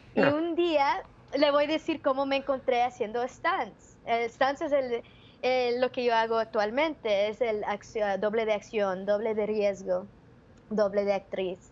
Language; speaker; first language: Spanish; early bilingual, heritage; Spanish